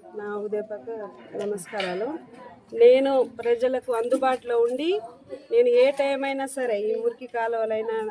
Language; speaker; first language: Telugu; non-native, local second language; Lambadi